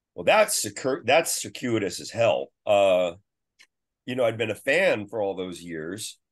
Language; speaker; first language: English; native; English